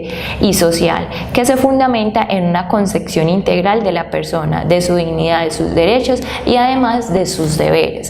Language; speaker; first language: Spanish; native; Spanish